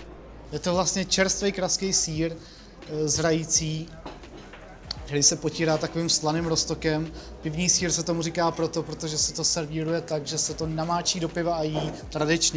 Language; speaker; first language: Czech; native; Czech